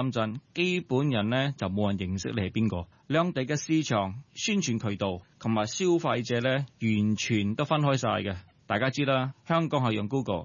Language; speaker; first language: Cantonese; early bilingual, heritage; Cantonese